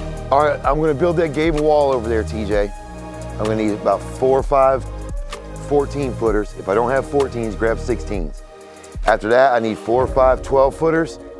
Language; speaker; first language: English; native; English